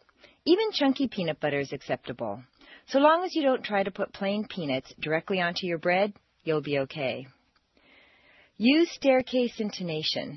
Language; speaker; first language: English; native; English